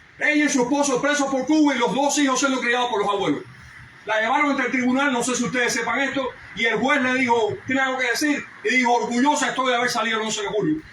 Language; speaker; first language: Spanish; early bilingual, heritage; Spanish